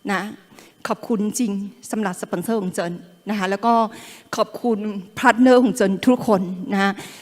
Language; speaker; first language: Thai; non-native, local second language; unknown